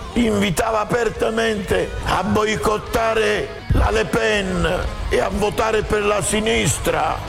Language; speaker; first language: Italian; native; Italian